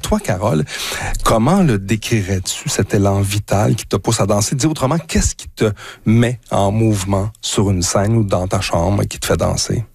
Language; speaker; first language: French; native; French